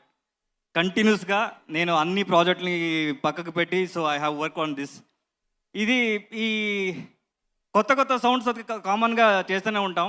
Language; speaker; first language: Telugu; non-native, learner; Kannada